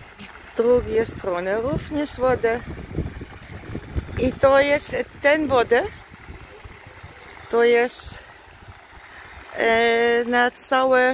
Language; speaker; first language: Polish; non-native, learner; Dutch